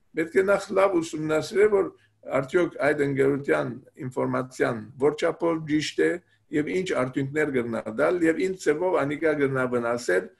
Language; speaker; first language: Armenian; native; Armenian